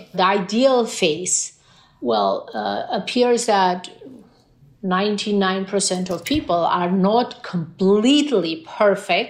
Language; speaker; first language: English; non-native, fluent; Romanian